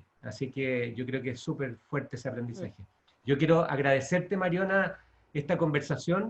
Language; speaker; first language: Spanish; native; Spanish